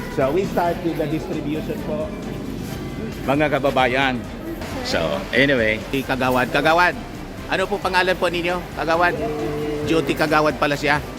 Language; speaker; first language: Filipino; non-native, local second language; Bikol